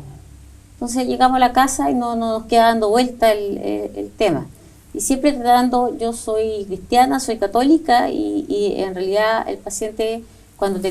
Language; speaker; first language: Spanish; native; Spanish